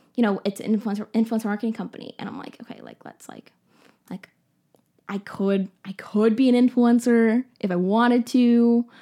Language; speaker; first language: English; native; English